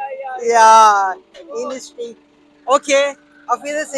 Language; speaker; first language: German; non-native, learner; Hindi